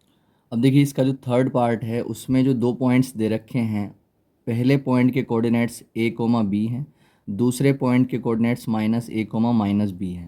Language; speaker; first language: Hindi; native; Hindi